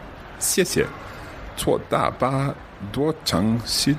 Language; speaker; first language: Chinese; non-native, learner; English